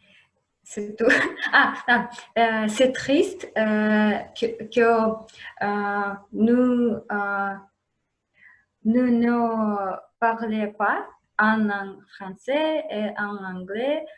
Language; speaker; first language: French; non-native, learner; Russian